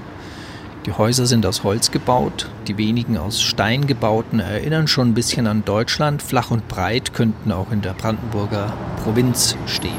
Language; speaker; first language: German; native; German